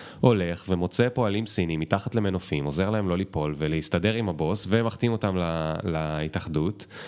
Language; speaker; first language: Hebrew; native; Hebrew